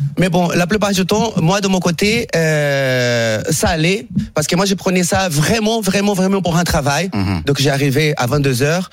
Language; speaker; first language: French; non-native, fluent; Portuguese